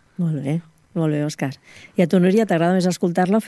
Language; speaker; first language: Catalan; native; Catalan